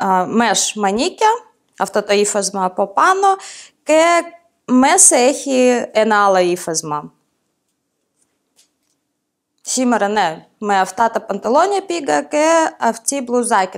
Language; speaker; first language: Greek; non-native, fluent; Ukrainian